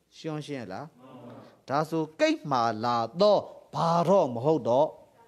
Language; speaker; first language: Burmese; native; Burmese